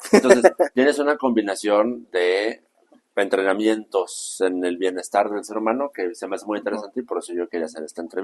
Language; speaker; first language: Spanish; native; Spanish